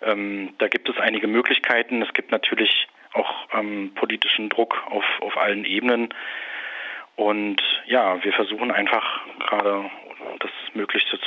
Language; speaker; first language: German; native; German